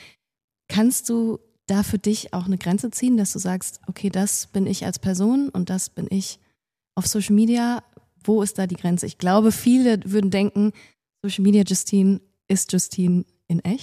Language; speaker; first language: German; native; German